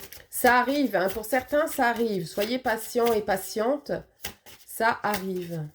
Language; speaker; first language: French; native; French